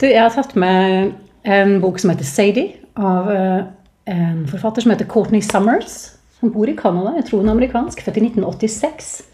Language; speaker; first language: Norwegian; native; Norwegian